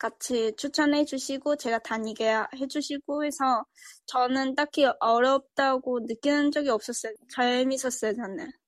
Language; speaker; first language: Korean; early bilingual, other home language; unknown